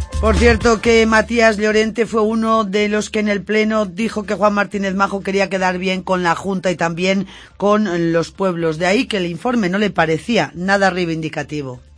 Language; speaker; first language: Spanish; native; Spanish